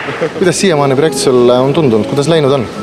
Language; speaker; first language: Estonian; native; Estonian